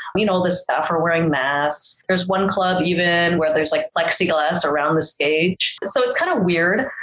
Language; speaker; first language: English; native; English